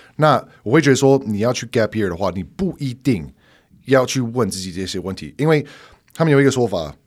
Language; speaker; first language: Chinese; non-native, fluent; English